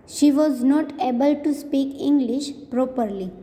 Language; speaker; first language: English; non-native, local second language; Gujarati